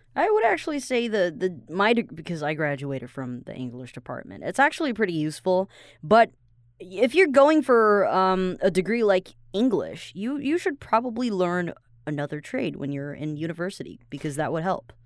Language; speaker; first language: English; non-native, fluent; Chinese